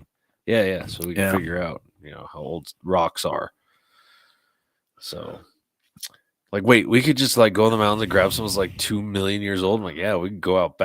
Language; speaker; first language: English; native; English